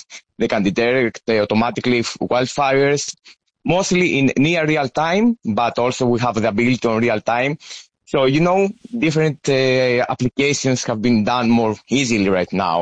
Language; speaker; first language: English; non-native, fluent; Greek